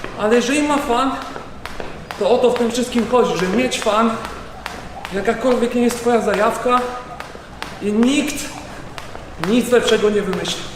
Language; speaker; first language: Polish; native; Polish